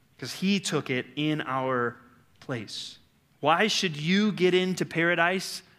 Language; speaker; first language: English; native; English